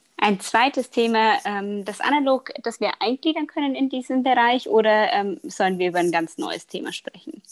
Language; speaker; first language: German; native; German